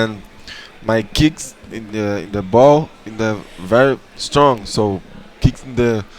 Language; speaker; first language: English; non-native, learner; Portuguese